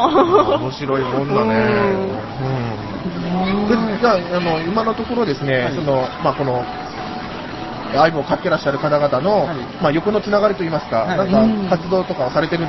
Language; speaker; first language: Japanese; native; Japanese